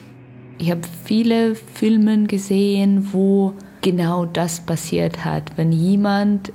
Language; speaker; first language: German; non-native, learner; Russian